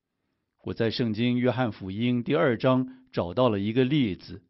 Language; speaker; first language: Chinese; native; Chinese